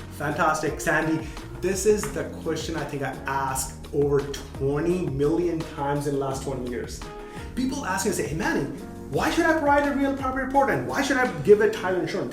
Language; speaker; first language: English; non-native, fluent; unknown